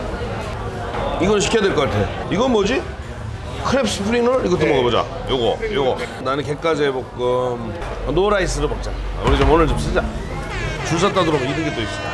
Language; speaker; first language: Korean; native; Korean